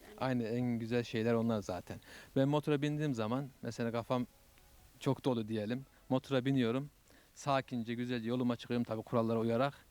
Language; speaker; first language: Turkish; early bilingual, heritage; Turkish